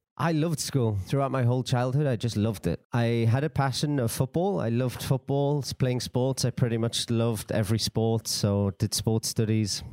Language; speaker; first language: English; native; English